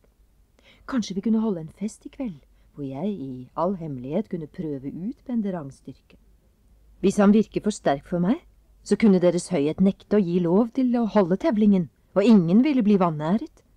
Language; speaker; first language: Norwegian; native; Norwegian